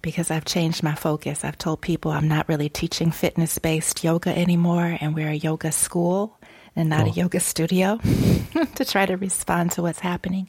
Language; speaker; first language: English; native; English